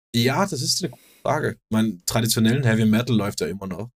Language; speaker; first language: German; non-native, fluent; Danish